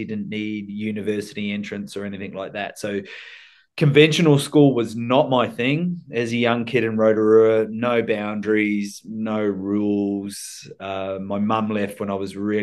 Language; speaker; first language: English; native; English